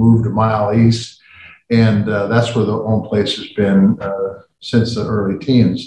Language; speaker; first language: English; native; English